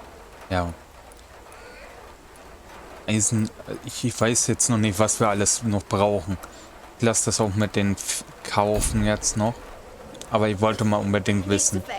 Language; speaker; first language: German; native; German